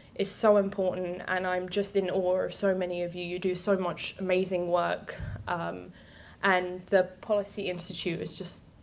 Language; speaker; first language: English; native; English